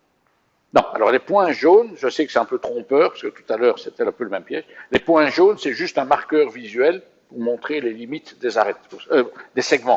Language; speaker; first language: French; native; French